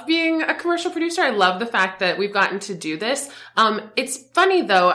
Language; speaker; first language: English; native; English